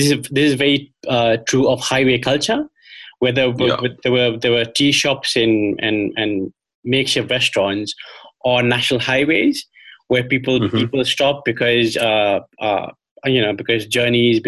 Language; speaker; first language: English; non-native, local second language; Khasi